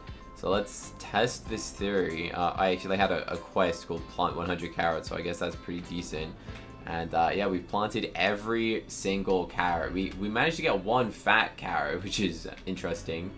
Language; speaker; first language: English; native; English